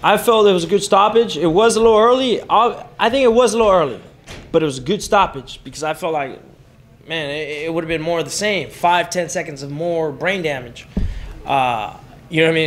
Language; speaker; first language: English; early bilingual, other home language; Spanish